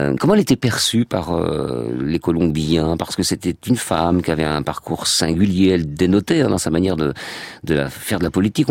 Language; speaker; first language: French; native; French